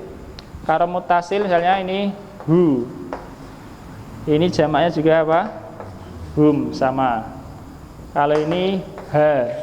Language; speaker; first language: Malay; non-native, local second language; Javanese